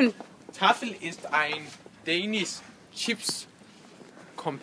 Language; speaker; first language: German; non-native, learner; Danish